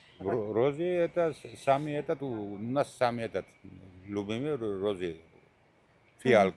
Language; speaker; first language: Russian; non-native, local second language; Georgian